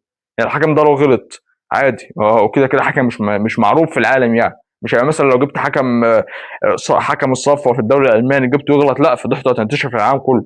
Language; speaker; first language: Arabic; native; Arabic